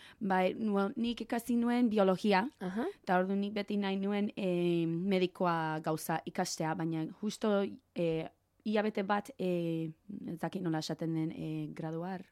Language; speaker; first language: Basque; non-native, learner; English